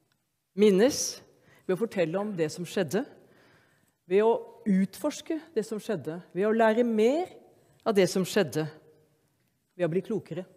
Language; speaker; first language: Norwegian; native; Norwegian